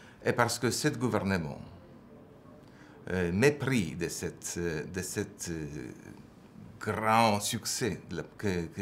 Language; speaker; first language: French; non-native, fluent; Polish